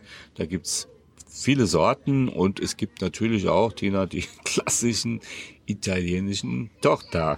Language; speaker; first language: German; native; German